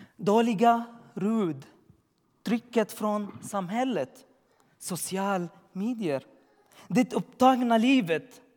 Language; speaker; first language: Swedish; non-native, learner; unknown